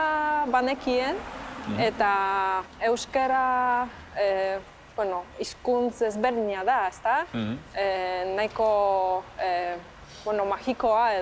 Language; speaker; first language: Basque; non-native, fluent; Polish